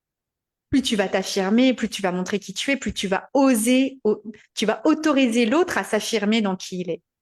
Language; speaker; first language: French; native; French